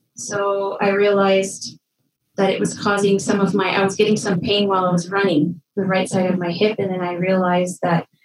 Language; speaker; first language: English; native; English